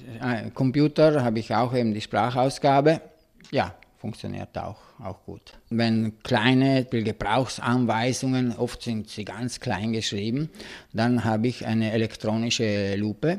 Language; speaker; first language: German; non-native, local second language; Italian